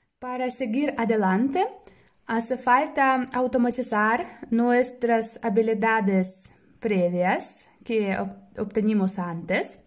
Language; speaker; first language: Spanish; non-native, fluent; Russian